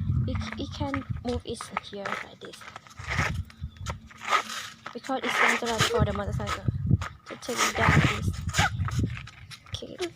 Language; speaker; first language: English; non-native, learner; Thai